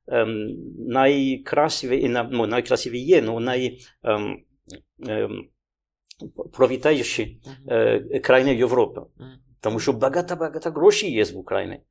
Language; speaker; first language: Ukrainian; non-native, learner; French